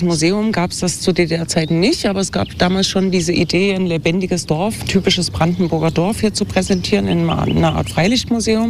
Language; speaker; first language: German; native; German